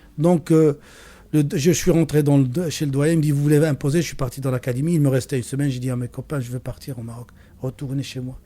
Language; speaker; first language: French; non-native, local second language; Arabic